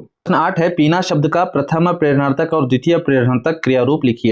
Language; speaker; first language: Hindi; non-native, local second language; Kannada